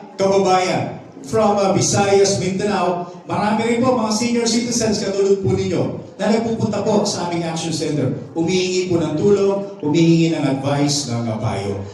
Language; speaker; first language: Filipino; native; Filipino